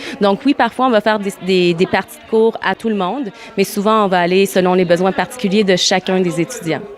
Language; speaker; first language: French; native; French